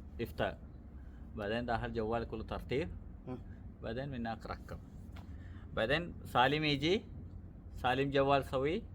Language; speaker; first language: Arabic; non-native, learner; Malayalam